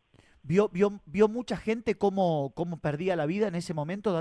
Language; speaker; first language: Spanish; native; Spanish